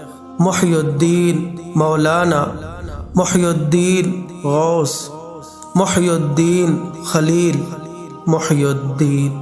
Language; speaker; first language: Urdu; native; Urdu